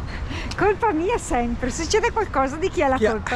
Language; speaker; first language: Italian; native; Italian